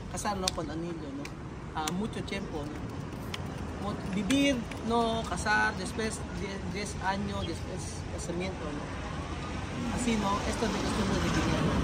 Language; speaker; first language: Spanish; non-native, learner; Filipino